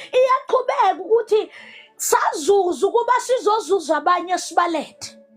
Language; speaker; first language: Zulu; non-native, local second language; Southern Sotho